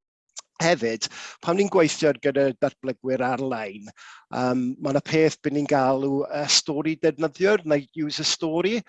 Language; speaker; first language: Welsh; non-native, local second language; English